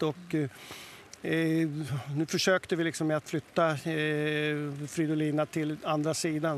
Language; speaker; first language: Swedish; native; Swedish